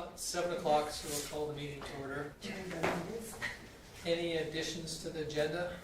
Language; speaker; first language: English; native; English